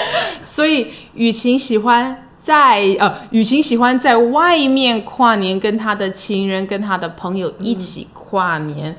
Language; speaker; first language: Chinese; non-native, fluent; English